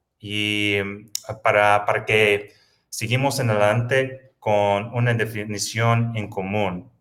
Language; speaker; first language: Spanish; non-native, fluent; English